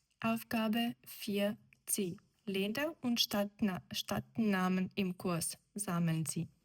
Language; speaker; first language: German; non-native, fluent; Ukrainian